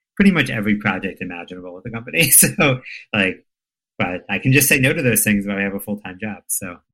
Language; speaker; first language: English; native; English